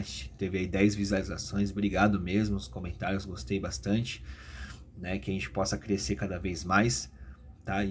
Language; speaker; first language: Portuguese; native; Portuguese